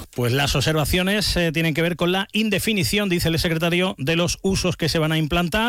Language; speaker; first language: Spanish; native; Spanish